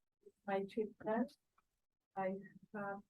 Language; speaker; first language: English; non-native, learner; Turkish